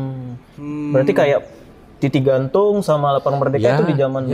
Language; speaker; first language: Indonesian; native; Indonesian